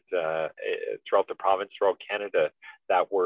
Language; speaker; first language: English; native; English